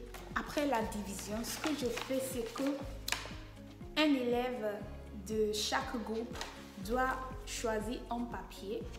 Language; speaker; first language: French; non-native, fluent; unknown